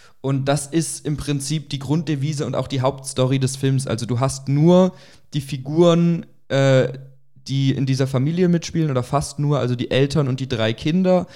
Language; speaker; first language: German; native; German